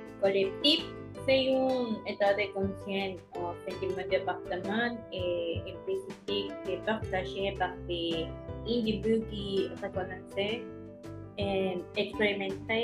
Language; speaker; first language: French; non-native, learner; Spanish